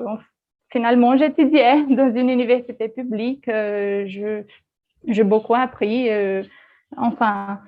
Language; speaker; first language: French; non-native, fluent; Portuguese